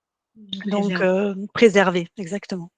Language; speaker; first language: French; native; French